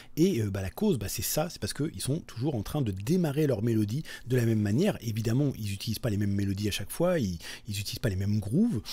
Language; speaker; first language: French; native; French